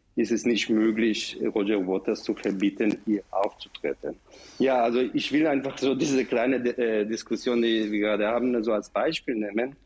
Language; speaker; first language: German; non-native, fluent; Hebrew